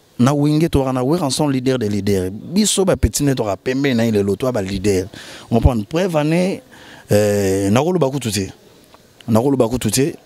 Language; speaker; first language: Lingala; native; Lingala